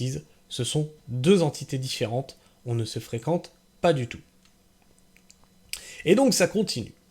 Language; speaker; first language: French; native; French